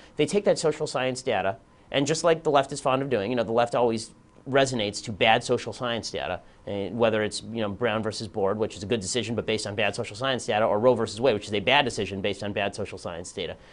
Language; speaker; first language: English; native; English